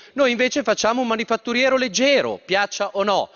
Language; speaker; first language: Italian; native; Italian